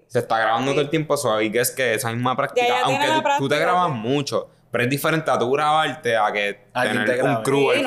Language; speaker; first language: Spanish; native; Spanish